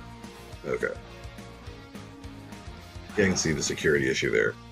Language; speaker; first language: English; native; English